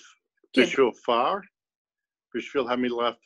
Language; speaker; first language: Hebrew; non-native, fluent; English